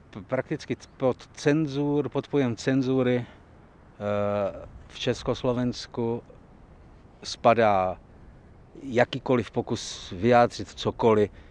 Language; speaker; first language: Czech; native; Czech